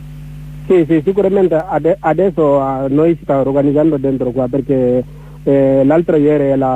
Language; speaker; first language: Italian; non-native, learner; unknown